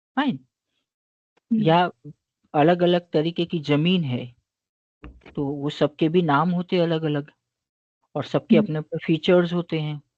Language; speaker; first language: Hindi; non-native, local second language; Gujarati